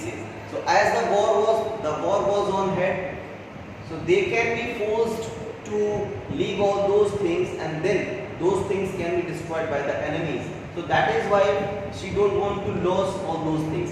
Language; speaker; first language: English; non-native, local second language; Hindi